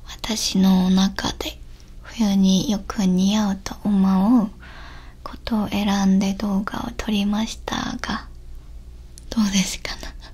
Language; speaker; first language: Japanese; non-native, learner; Korean